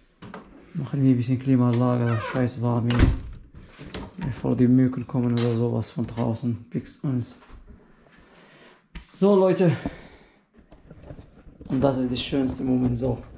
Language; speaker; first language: German; non-native, fluent; Arabic